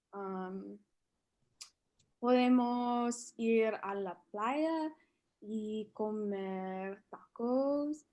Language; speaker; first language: Spanish; non-native, learner; English